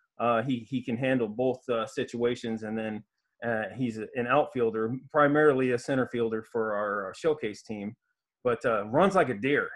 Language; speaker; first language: English; native; English